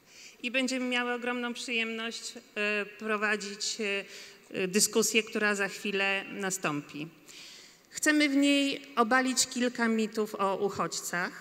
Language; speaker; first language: Polish; native; Polish